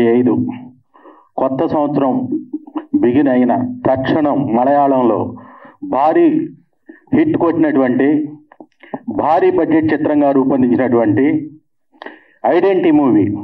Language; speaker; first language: Telugu; native; Telugu